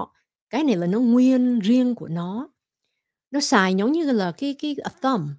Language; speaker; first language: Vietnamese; early bilingual, heritage; Vietnamese